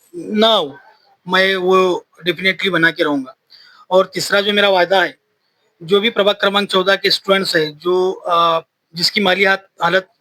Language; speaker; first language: Hindi; native; Hindi